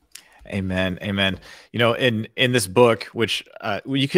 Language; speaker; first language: English; native; English